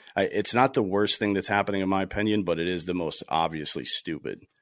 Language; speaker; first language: English; native; English